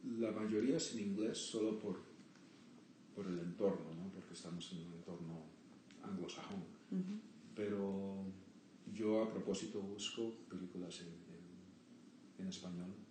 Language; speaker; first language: Spanish; early bilingual, heritage; Spanish